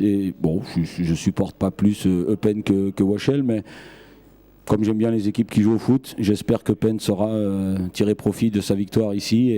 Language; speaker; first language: French; native; French